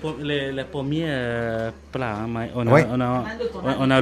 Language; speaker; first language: French; non-native, learner; English